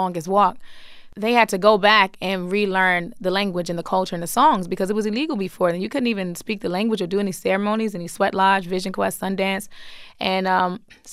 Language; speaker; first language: English; native; English